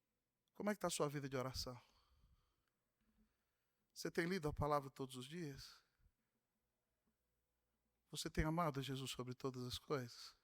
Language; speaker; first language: Portuguese; native; Portuguese